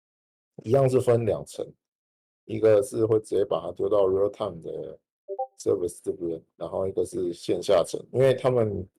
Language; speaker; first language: Chinese; native; Chinese